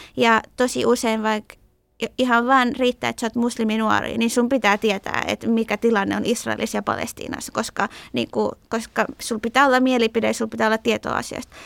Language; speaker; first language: Finnish; early bilingual, other home language; Persian